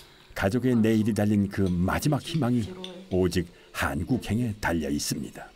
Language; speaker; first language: Korean; native; Korean